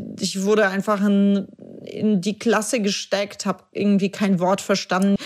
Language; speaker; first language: German; early bilingual, other home language; Russian